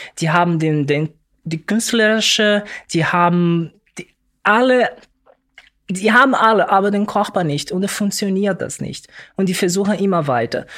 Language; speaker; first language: German; non-native, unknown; Portuguese